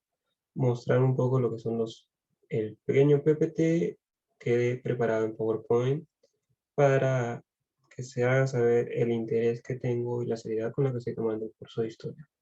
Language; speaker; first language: Spanish; native; Spanish